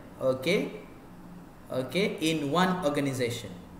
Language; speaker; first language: English; non-native, local second language; Malay